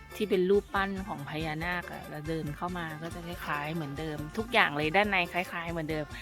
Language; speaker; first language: Thai; native; Thai